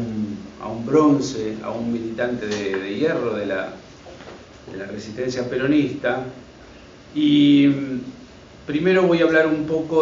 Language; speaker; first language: Spanish; native; Spanish